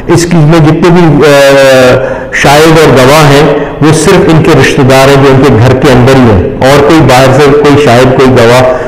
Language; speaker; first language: Urdu; non-native, local second language; Sindhi